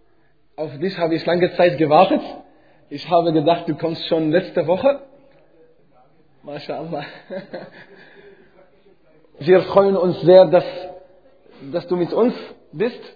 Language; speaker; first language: German; non-native, fluent; Arabic